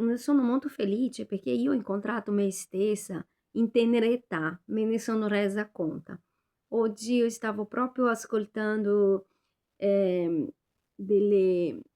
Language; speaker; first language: Italian; non-native, fluent; Portuguese